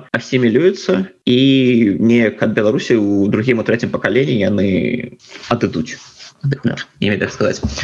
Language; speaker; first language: Belarusian; non-native, local second language; Russian